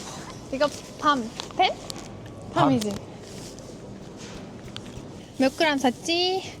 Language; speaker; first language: Korean; non-native, fluent; Turkish